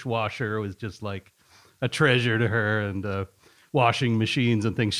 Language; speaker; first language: English; native; English